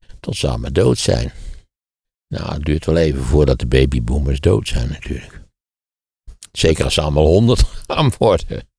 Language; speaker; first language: Dutch; native; Dutch